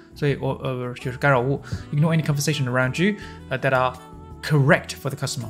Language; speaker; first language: English; non-native, fluent; Chinese